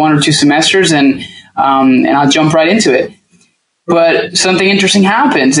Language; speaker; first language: English; non-native, fluent; Spanish